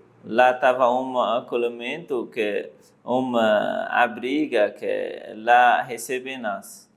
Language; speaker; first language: Portuguese; non-native, learner; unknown